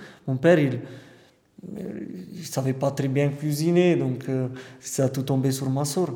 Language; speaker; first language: French; non-native, fluent; Romanian